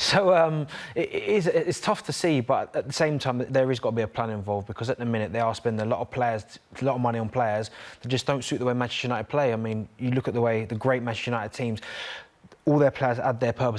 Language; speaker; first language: English; native; English